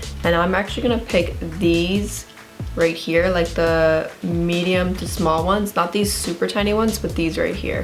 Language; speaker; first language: English; native; English